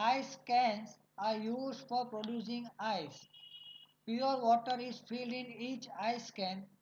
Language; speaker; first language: English; non-native, local second language; Gujarati